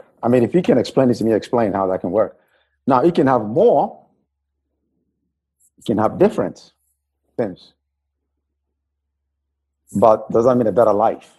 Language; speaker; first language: English; non-native, local second language; Igbo